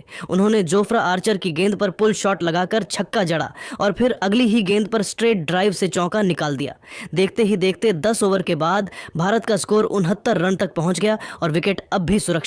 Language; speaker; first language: Hindi; native; Hindi